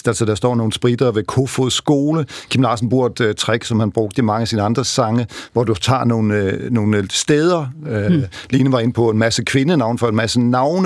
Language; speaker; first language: Danish; native; Danish